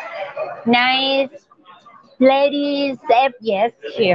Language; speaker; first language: English; non-native, learner; Thai